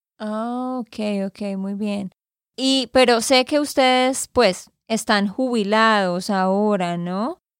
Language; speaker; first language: Spanish; native; Spanish